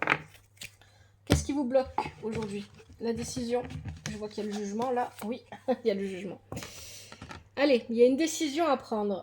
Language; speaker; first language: French; native; French